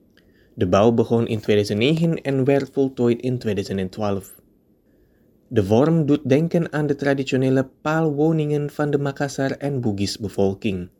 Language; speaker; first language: Dutch; non-native, fluent; Indonesian